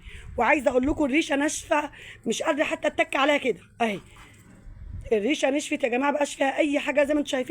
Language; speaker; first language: Arabic; native; Arabic